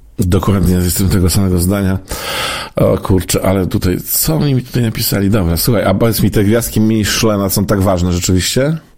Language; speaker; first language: Polish; native; Polish